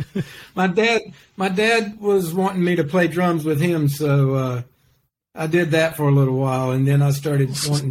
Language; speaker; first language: English; native; English